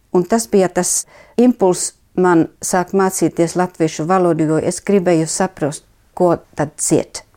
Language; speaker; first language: Latvian; non-native, fluent; Finnish